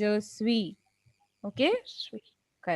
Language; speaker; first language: French; non-native, fluent; Hindi